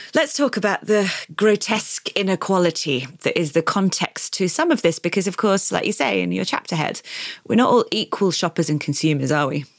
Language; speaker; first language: English; native; English